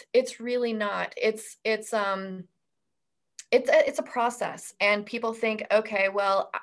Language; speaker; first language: English; native; English